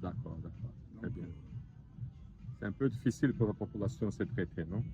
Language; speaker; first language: French; non-native, learner; Portuguese